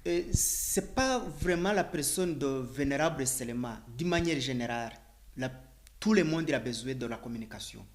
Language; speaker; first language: French; non-native, learner; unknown